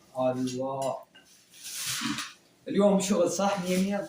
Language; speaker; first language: Arabic; non-native, learner; Bangla